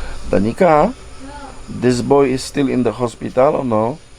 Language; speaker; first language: English; non-native, learner; Polish